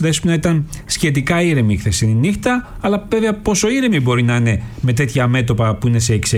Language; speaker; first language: Greek; native; Greek